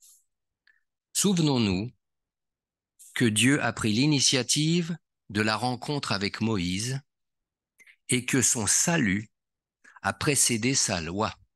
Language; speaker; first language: French; native; French